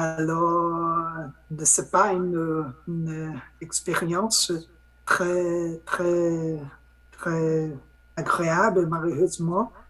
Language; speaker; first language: French; non-native, learner; Portuguese